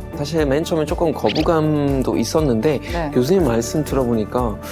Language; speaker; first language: Korean; non-native, fluent; German